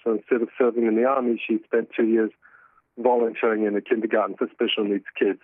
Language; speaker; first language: English; native; English